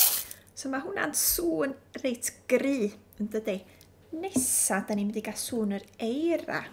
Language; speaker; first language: Welsh; native; Welsh